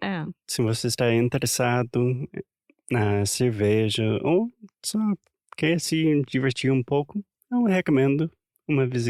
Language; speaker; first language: Portuguese; non-native, fluent; English